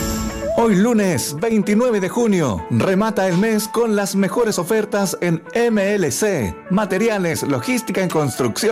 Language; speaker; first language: Spanish; native; Spanish